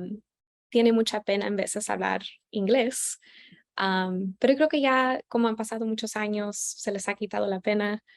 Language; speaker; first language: Spanish; early bilingual, heritage; Spanish